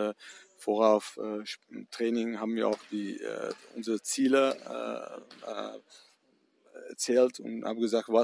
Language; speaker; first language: German; non-native, fluent; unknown